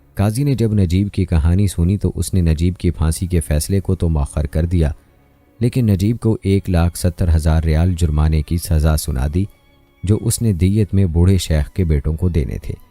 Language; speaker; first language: Urdu; native; Urdu